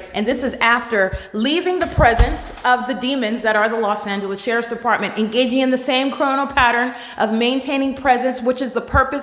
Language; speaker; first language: English; native; English